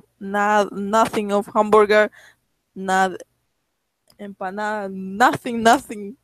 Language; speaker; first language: English; non-native, learner; Spanish